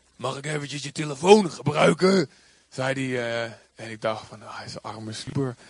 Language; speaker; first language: Dutch; native; Dutch